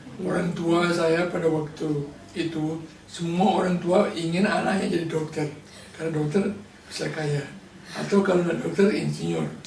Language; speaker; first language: Indonesian; non-native, local second language; Balinese